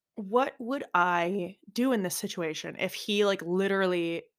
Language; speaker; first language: English; native; English